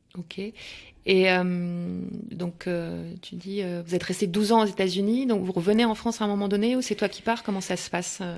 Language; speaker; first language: French; native; French